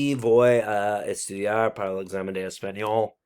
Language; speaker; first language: Spanish; non-native, fluent; English